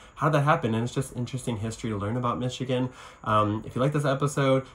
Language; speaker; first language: English; native; English